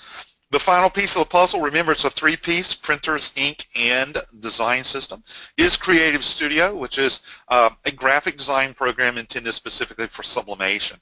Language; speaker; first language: English; native; English